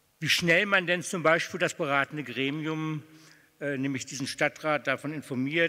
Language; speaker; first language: German; native; German